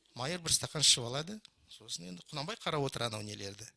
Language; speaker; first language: Kazakh; non-native, local second language; Russian